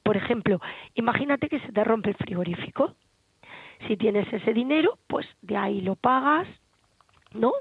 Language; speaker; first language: Spanish; native; Spanish